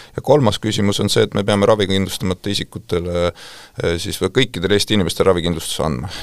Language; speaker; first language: Estonian; non-native, local second language; Russian